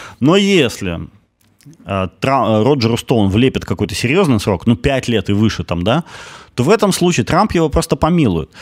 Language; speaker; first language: Russian; native; Russian